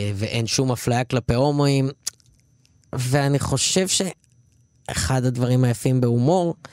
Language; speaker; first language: Hebrew; early bilingual, other home language; Arabic